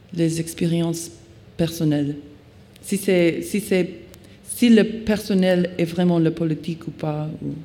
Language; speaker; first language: French; non-native, learner; English